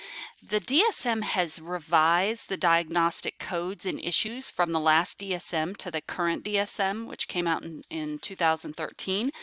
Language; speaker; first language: English; native; English